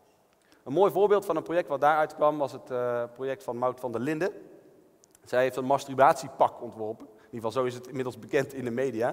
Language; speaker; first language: Dutch; native; Dutch